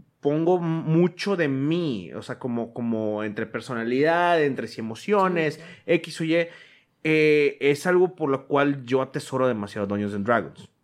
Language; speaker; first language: Spanish; native; Spanish